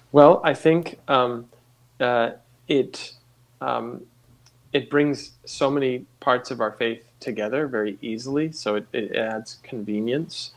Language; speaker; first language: English; native; English